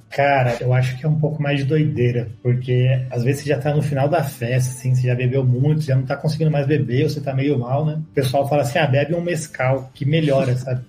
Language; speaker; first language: Portuguese; native; Portuguese